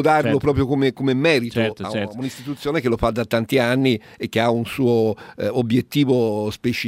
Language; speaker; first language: Italian; native; Italian